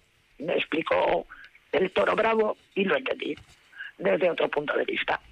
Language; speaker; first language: Spanish; native; Spanish